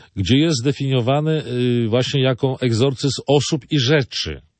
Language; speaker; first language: Polish; native; Polish